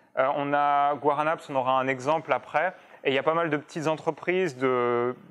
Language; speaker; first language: French; native; French